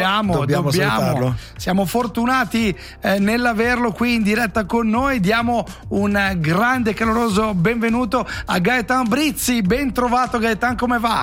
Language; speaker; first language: Italian; native; Italian